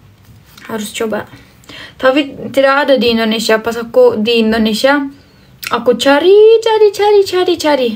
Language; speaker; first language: Indonesian; non-native, learner; Turkish